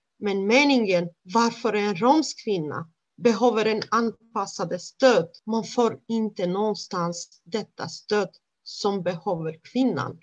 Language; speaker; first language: Swedish; non-native, fluent; Romany